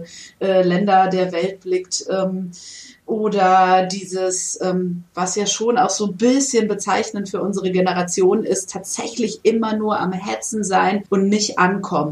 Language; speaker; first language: German; native; German